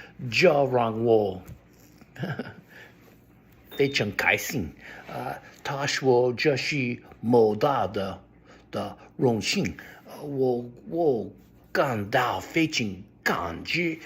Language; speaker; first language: Chinese; non-native, learner; English